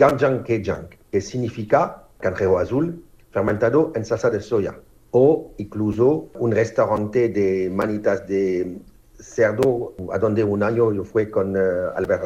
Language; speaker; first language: Spanish; non-native, learner; French